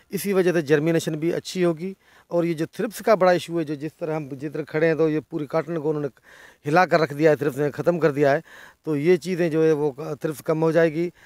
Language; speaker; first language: Urdu; non-native, local second language; Sindhi